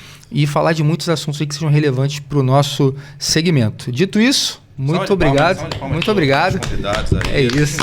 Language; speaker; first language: Portuguese; native; Portuguese